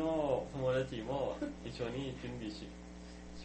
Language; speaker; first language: Japanese; non-native, learner; Thai